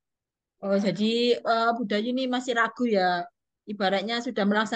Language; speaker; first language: Indonesian; native; Indonesian